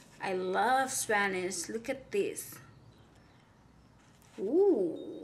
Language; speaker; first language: English; non-native, fluent; Indonesian